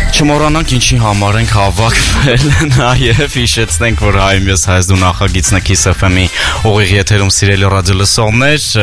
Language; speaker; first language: Armenian; native; Armenian